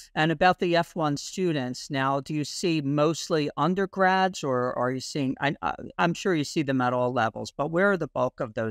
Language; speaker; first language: English; native; English